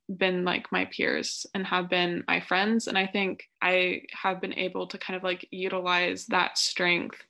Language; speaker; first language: English; native; English